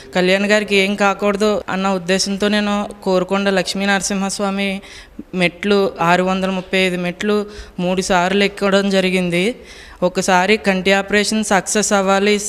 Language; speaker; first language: Telugu; native; Telugu